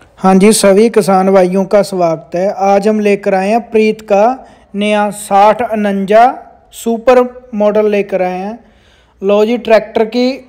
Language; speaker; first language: Hindi; native; Hindi